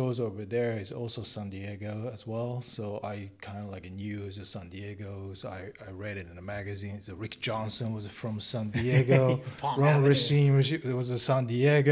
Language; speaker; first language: English; non-native, learner; Japanese